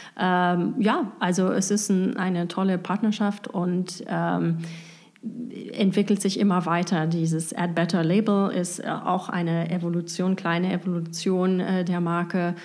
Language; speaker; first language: German; non-native, fluent; English